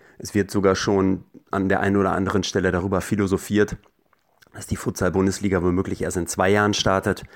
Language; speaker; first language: German; native; German